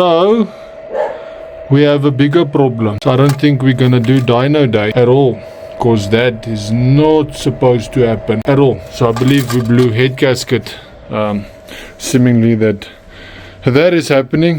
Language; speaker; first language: English; non-native, local second language; Afrikaans